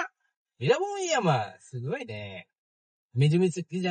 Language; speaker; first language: Japanese; non-native, learner; Bangla